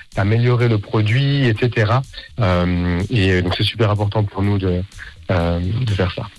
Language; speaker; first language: French; native; French